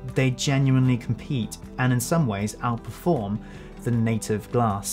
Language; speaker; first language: English; native; English